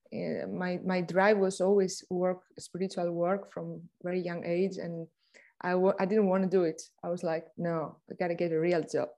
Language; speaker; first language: English; non-native, fluent; Greek